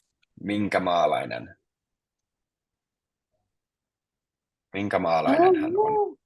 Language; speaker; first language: Finnish; non-native, fluent; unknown